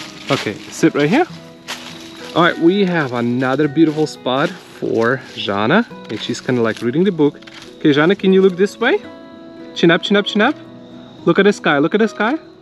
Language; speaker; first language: English; non-native, fluent; Ukrainian